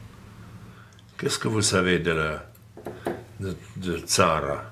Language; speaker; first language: French; non-native, fluent; German